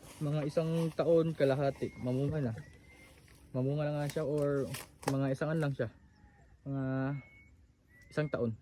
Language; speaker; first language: Filipino; native; Filipino